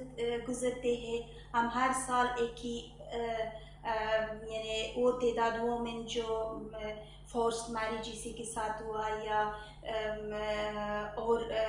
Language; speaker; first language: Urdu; non-native, learner; Persian